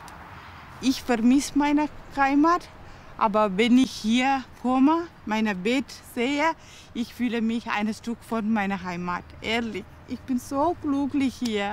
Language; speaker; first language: German; non-native, learner; Tamil